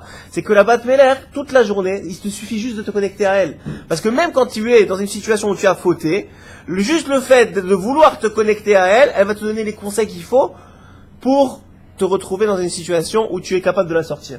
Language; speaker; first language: French; native; French